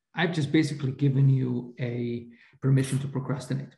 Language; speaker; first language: English; non-native, fluent; Slovak